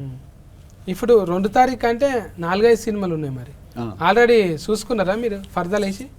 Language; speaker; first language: Telugu; native; Telugu